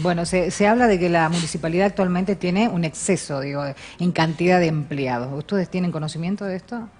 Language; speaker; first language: Spanish; native; Spanish